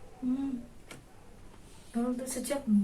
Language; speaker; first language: Turkish; non-native, learner; Indonesian